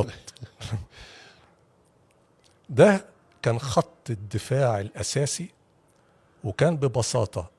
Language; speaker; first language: Arabic; native; Arabic